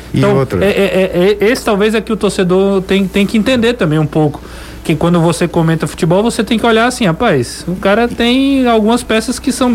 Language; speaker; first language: Portuguese; native; Portuguese